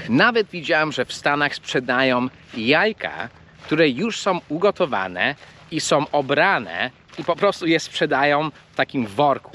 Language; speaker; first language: Polish; early bilingual, heritage; Polish